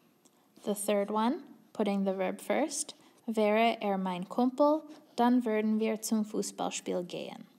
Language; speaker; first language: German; non-native, fluent; English